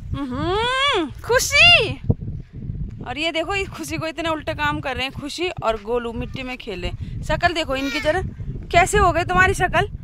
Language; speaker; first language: Hindi; non-native, local second language; Garhwali